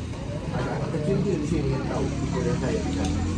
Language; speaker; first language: Indonesian; non-native, local second language; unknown